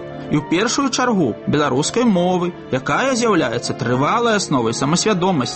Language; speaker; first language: Belarusian; native; Belarusian